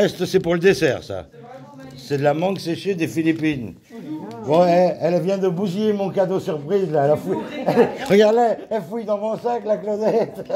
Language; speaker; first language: French; native; French